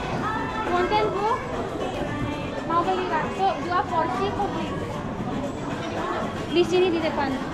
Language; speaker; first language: Indonesian; non-native, learner; English